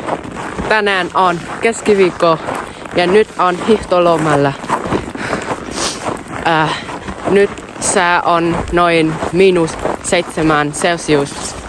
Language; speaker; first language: Finnish; non-native, learner; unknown